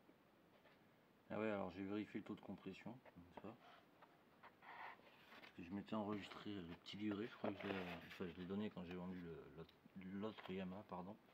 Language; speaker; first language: French; native; French